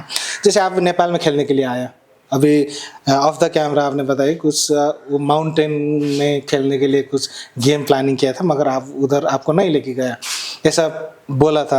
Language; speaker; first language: Hindi; non-native, learner; Nepali